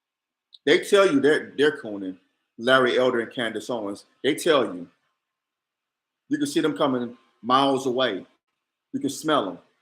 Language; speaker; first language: English; native; English